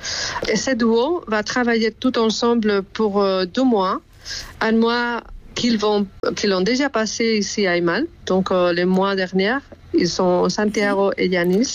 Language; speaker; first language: French; non-native, fluent; Spanish